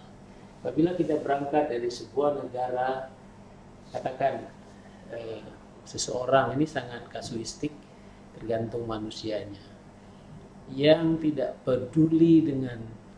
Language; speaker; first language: Indonesian; native; Indonesian